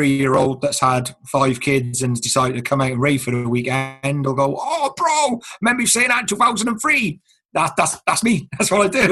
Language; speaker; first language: English; native; English